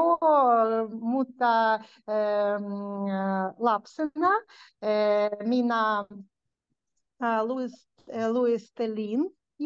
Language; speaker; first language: Finnish; non-native, learner; Ukrainian